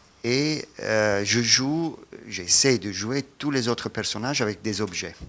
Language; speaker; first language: French; non-native, fluent; Italian